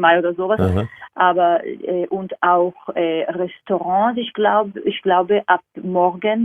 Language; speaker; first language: German; non-native, fluent; Hebrew